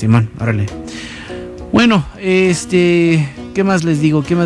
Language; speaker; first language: Spanish; early bilingual, heritage; Spanish